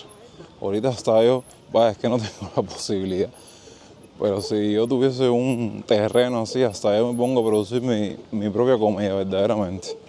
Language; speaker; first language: Spanish; native; Spanish